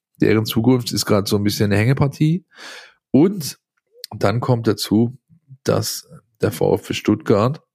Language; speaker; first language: German; native; German